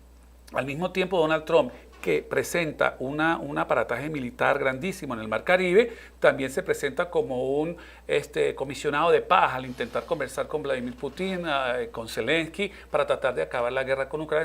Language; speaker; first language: Spanish; native; Spanish